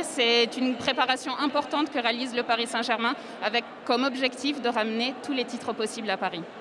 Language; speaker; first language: French; non-native, fluent; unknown